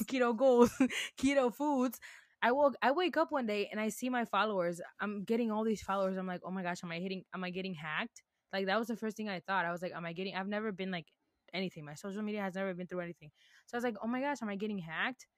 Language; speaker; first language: English; early bilingual, other home language; Spanish